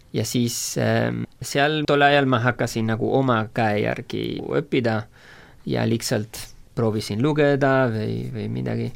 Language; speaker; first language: Estonian; non-native, fluent; Spanish